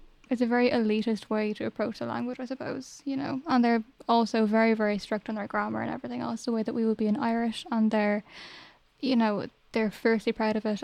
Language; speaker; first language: English; native; English